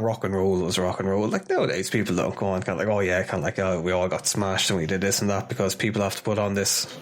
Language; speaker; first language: English; native; English